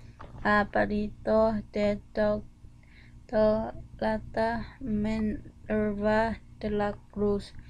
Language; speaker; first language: Spanish; non-native, learner; English